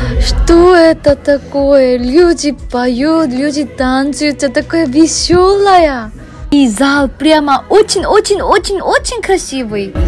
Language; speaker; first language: Russian; non-native, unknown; Korean